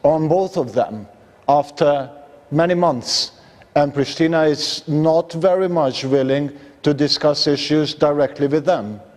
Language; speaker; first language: English; non-native, fluent; Albanian